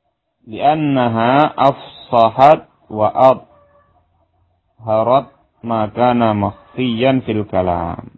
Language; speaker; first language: Arabic; non-native, fluent; Indonesian